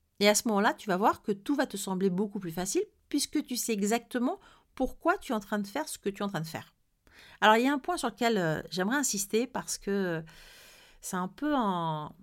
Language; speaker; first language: French; native; French